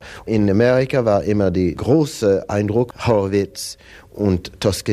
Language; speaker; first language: German; non-native, fluent; English